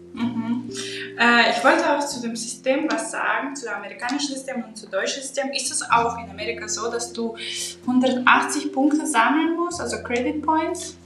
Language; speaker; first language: German; non-native, fluent; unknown